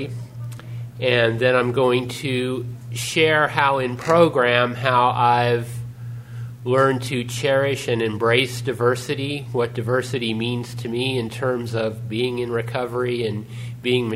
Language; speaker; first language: English; native; English